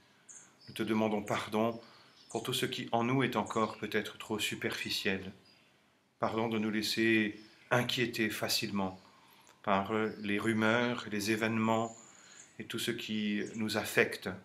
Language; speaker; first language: French; native; French